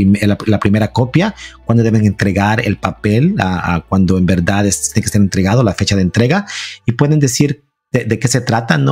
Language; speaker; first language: Spanish; early bilingual, heritage; Spanish